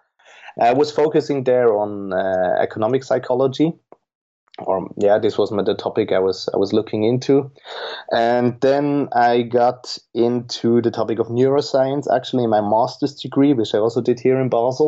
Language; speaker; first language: English; non-native, fluent; German